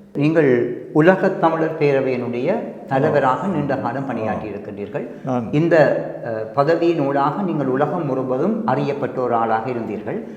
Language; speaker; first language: Tamil; native; Tamil